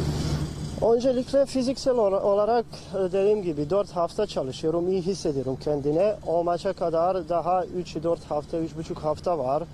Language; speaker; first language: Turkish; non-native, learner; Bosnian